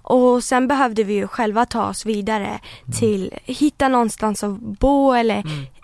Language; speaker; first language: Swedish; early bilingual, other home language; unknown